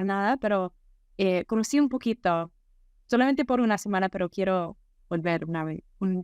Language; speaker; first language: Spanish; non-native, fluent; English